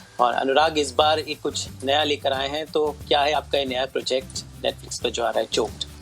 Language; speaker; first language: Hindi; native; Hindi